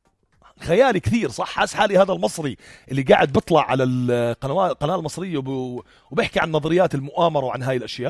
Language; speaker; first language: Arabic; native; Arabic